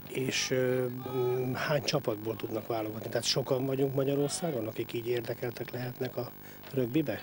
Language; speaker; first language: Hungarian; native; Hungarian